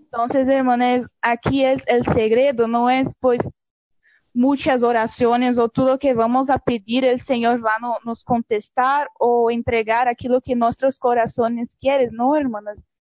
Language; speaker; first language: Spanish; non-native, fluent; Portuguese